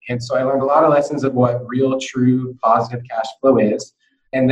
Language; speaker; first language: English; native; English